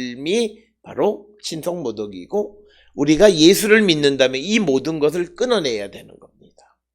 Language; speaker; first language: Korean; native; Korean